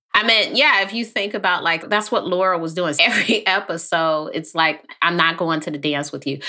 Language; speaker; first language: English; native; English